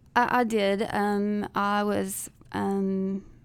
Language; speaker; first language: English; native; English